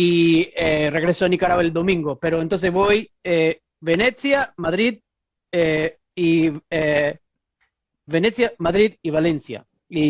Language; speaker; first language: Spanish; non-native, fluent; English